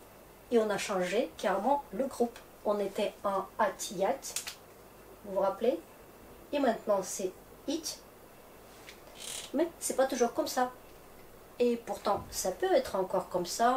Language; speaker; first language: French; non-native, fluent; Russian